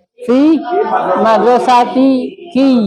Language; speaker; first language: Arabic; non-native, fluent; Indonesian